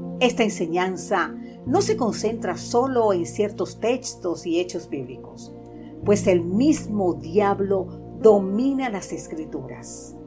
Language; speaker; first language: Spanish; native; Spanish